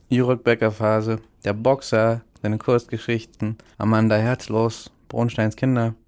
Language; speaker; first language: German; early bilingual, other home language; Russian